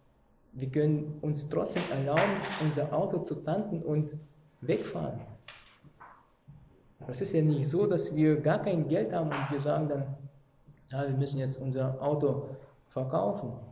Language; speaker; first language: German; non-native, fluent; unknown